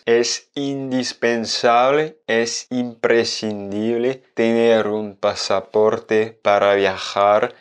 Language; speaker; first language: Spanish; non-native, fluent; French